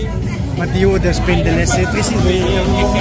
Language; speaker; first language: English; non-native, learner; Italian